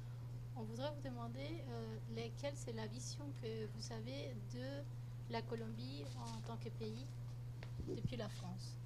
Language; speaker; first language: French; non-native, fluent; Spanish